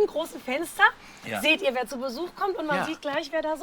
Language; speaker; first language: German; native; German